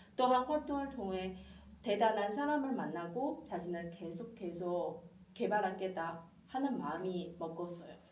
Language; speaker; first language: Korean; non-native, fluent; Chinese